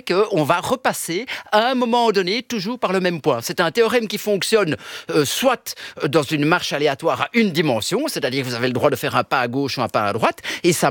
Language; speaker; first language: French; early bilingual, other home language; Italian